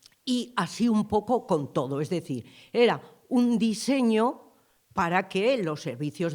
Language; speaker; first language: Spanish; native; Spanish